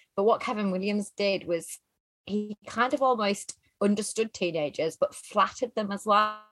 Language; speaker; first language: English; native; English